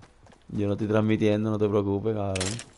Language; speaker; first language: Spanish; native; Spanish